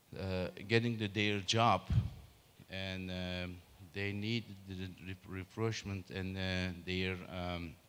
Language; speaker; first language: English; non-native, learner; Turkish